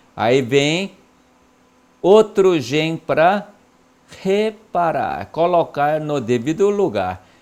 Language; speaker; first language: Portuguese; non-native, fluent; Korean